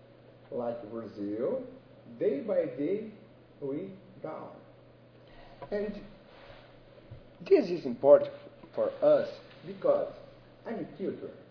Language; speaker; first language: English; non-native, learner; Portuguese